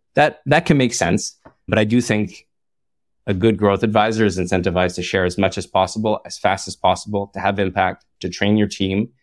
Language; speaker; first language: English; native; English